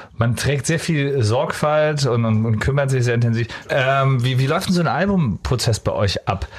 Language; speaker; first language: German; native; German